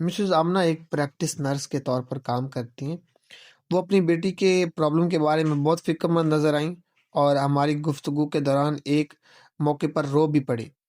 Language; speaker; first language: Urdu; non-native, local second language; Punjabi